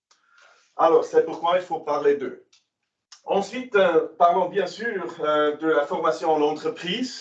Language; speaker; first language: French; non-native, local second language; German